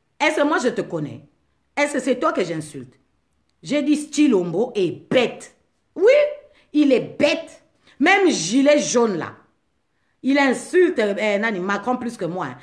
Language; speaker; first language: French; non-native, local second language; Lingala